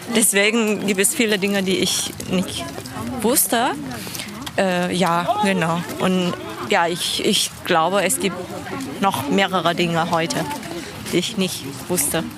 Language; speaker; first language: German; non-native, fluent; Vietnamese